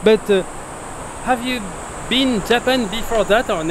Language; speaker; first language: English; non-native, learner; French